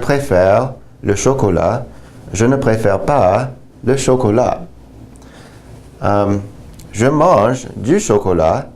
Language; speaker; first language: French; non-native, fluent; English